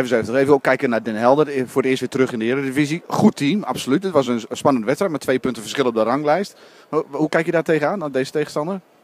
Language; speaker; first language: Dutch; native; Dutch